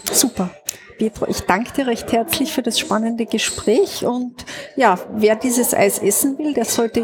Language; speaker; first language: German; native; German